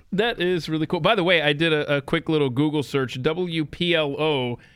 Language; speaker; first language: English; native; English